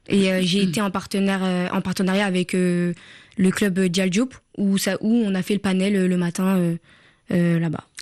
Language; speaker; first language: French; early bilingual, other home language; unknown